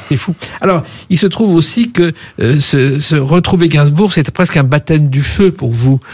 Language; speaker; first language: French; native; French